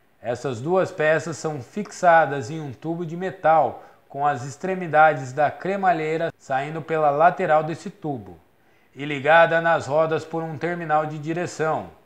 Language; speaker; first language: Portuguese; native; Portuguese